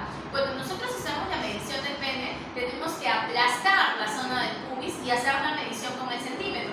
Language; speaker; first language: Spanish; native; Spanish